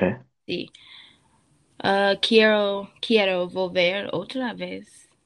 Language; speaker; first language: Spanish; non-native, learner; English